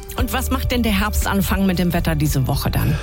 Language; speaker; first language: German; native; German